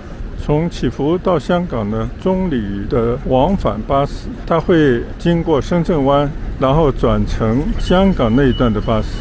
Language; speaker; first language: Chinese; native; Chinese